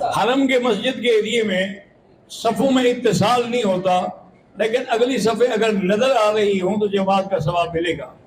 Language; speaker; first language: Urdu; native; Urdu